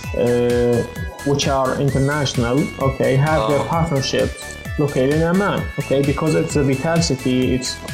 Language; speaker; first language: English; non-native, fluent; Arabic